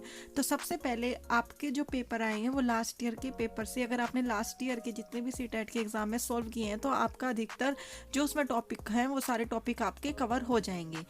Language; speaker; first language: Hindi; native; Hindi